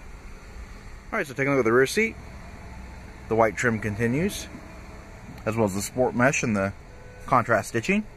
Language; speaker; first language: English; native; English